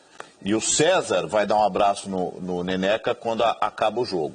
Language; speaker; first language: Portuguese; native; Portuguese